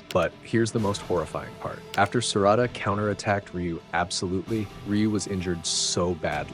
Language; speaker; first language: English; non-native, fluent; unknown